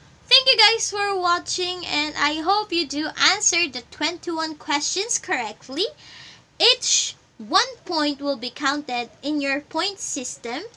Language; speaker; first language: English; non-native, local second language; Filipino